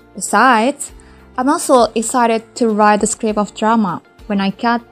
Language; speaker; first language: English; non-native, fluent; Indonesian